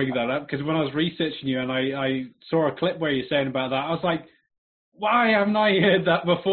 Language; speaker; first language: English; native; English